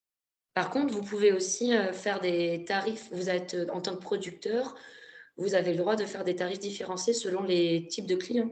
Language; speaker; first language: French; native; French